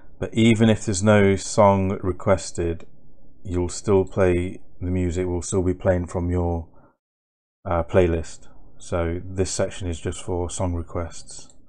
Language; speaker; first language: English; native; English